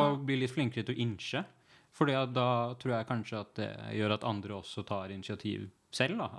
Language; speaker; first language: Norwegian; native; Norwegian